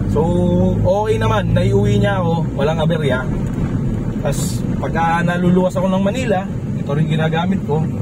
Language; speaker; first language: Filipino; native; Filipino